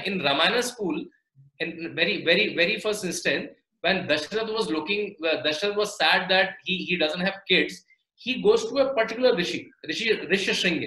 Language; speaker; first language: English; non-native, local second language; Hindi